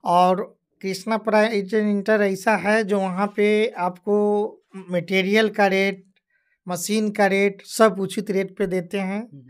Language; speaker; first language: Hindi; native; Hindi